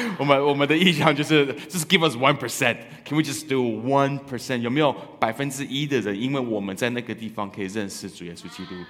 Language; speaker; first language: Chinese; early bilingual, heritage; Chinese